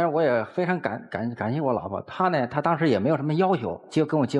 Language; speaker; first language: Chinese; native; Chinese